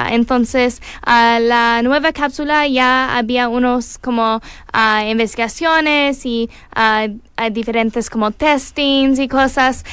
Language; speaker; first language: Spanish; non-native, learner; English